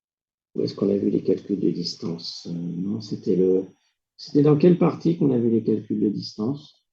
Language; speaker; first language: French; native; French